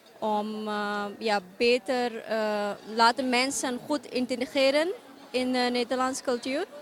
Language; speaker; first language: Dutch; non-native, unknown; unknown